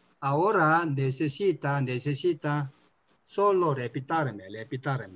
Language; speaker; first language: Spanish; non-native, learner; Korean